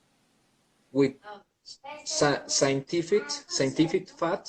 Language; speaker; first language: English; non-native, learner; Spanish